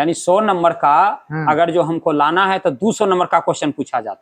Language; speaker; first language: Hindi; native; Hindi